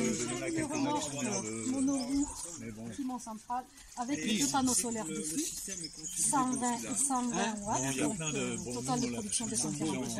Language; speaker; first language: French; native; French